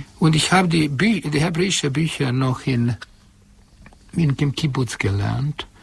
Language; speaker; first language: German; non-native, fluent; Hungarian